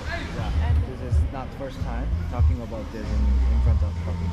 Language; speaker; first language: English; non-native, learner; Korean